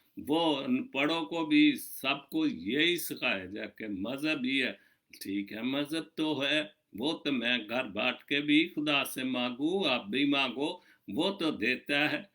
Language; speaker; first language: Urdu; non-native, local second language; Punjabi